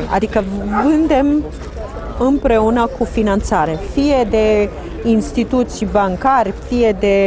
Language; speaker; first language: Romanian; non-native, fluent; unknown